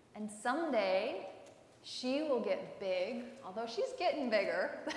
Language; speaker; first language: English; native; English